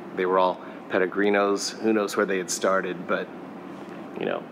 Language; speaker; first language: English; native; English